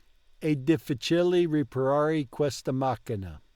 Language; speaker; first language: Italian; non-native, learner; English